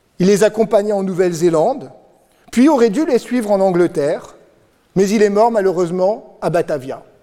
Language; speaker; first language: French; native; French